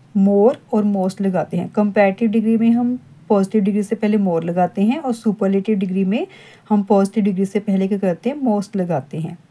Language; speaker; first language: Hindi; non-native, local second language; Punjabi